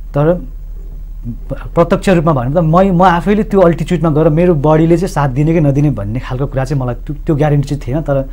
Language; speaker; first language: Nepali; non-native, local second language; Sherpa